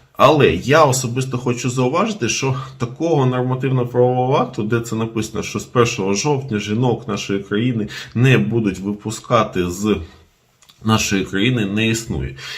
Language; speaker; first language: Ukrainian; non-native, local second language; Russian